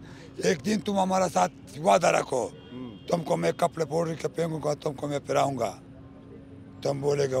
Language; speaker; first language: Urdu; non-native, local second language; Pashto